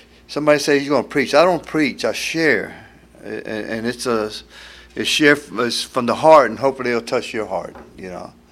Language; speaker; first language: English; early bilingual, other home language; Spanish